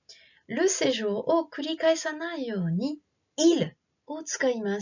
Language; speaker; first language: Japanese; non-native, fluent; French